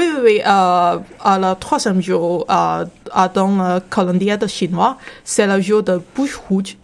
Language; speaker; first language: French; non-native, learner; Chinese